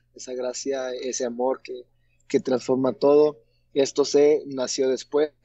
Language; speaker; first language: Spanish; early bilingual, heritage; Spanish